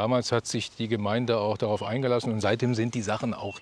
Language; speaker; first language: German; native; German